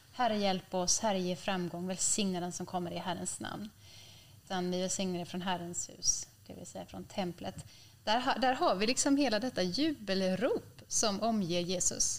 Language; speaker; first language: Swedish; native; Swedish